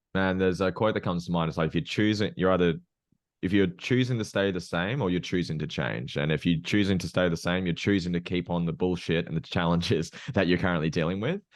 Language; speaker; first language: English; native; English